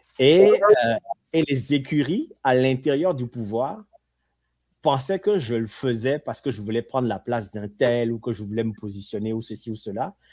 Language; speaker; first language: French; non-native, local second language; Ewe